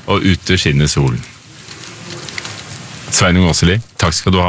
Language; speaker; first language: Norwegian; native; Norwegian